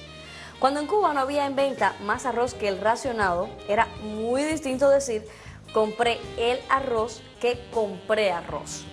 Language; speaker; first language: Spanish; native; Spanish